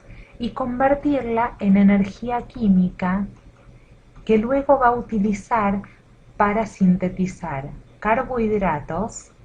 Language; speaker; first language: Spanish; native; Spanish